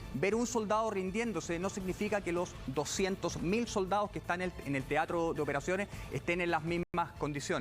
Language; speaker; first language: Spanish; native; Spanish